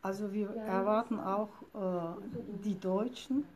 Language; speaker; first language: German; non-native, fluent; Turkish